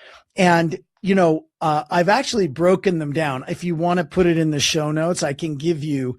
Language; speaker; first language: English; native; English